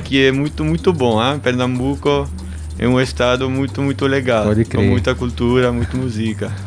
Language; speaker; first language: Portuguese; non-native, learner; German